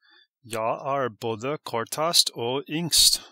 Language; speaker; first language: Swedish; non-native, learner; English